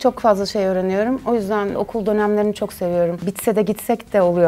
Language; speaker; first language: Turkish; native; Turkish